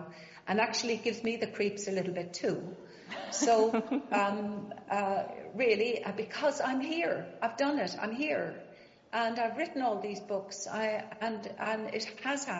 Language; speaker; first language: English; native; English